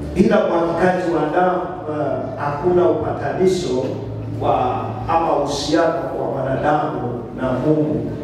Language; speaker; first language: Swahili; non-native, local second language; Kikuyu